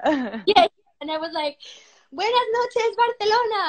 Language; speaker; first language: English; non-native, learner; Spanish